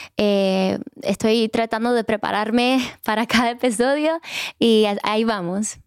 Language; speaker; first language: Spanish; early bilingual, heritage; Spanish